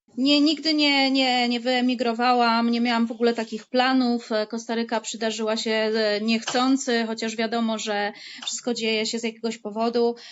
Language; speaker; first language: Polish; native; Polish